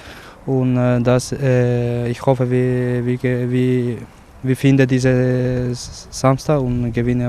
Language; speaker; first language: German; non-native, learner; Spanish